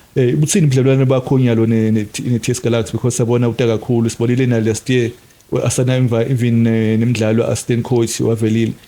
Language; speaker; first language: Zulu; non-native, local second language; Swati